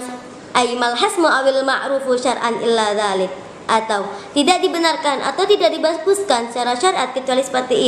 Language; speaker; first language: Indonesian; native; Indonesian